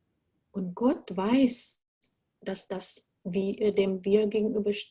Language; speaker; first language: German; non-native, fluent; Indonesian